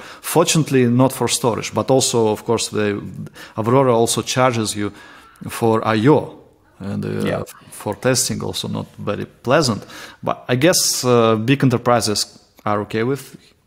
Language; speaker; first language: English; non-native, fluent; Russian